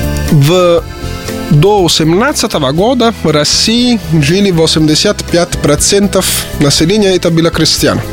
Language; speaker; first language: Russian; non-native, fluent; Italian